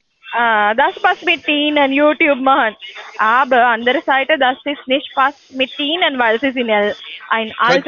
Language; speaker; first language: German; non-native, learner; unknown